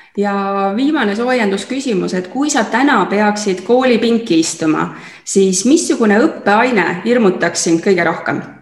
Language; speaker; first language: Estonian; native; Estonian